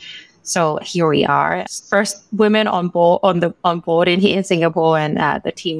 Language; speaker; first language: English; non-native, local second language; Cantonese